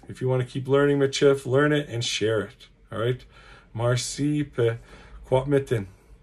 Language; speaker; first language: English; native; English